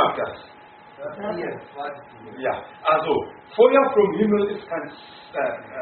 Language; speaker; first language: German; non-native, fluent; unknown